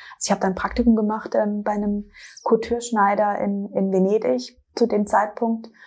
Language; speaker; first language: German; native; German